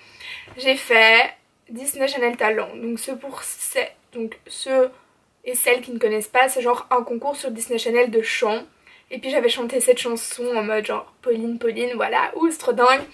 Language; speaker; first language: French; native; French